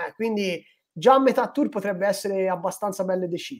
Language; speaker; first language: Italian; native; Italian